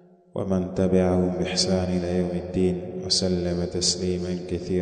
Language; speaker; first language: Arabic; non-native, fluent; Swahili